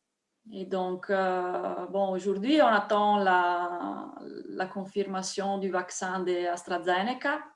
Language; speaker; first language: French; non-native, fluent; Italian